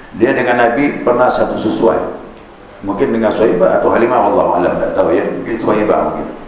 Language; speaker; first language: Malay; native; Malay